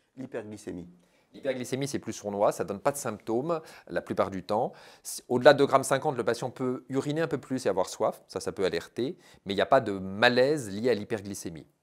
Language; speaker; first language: French; native; French